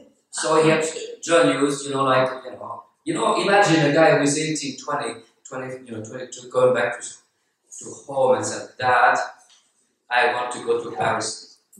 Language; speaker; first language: English; non-native, fluent; French